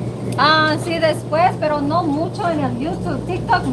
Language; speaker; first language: Spanish; non-native, learner; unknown